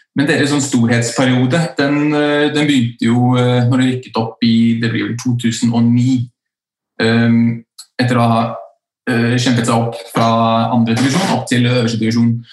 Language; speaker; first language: Norwegian; early bilingual, other home language; Icelandic